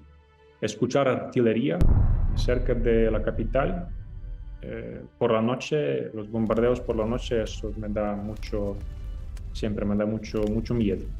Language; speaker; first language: Spanish; non-native, fluent; Ukrainian